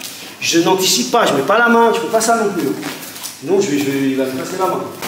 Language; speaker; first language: French; native; French